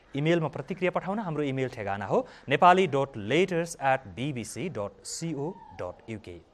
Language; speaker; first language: Nepali; native; Nepali